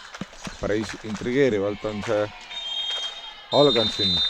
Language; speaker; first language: Estonian; native; Estonian